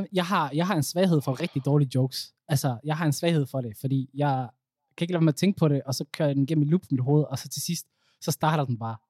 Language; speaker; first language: Danish; early bilingual, other home language; Somali